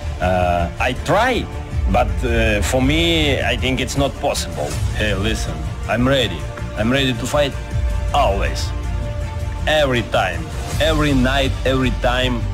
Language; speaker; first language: English; non-native, learner; Ukrainian